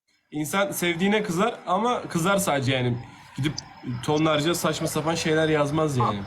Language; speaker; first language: Turkish; native; Turkish